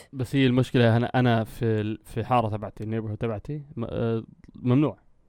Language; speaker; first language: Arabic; early bilingual, heritage; Arabic